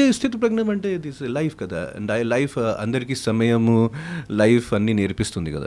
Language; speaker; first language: Telugu; non-native, fluent; Hindi